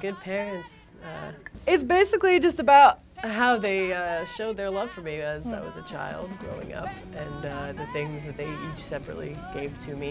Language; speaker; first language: English; native; English